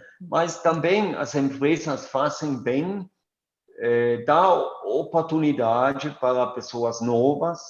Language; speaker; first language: Portuguese; non-native, fluent; German